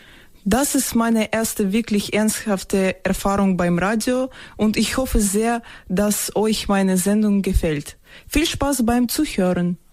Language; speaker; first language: German; non-native, fluent; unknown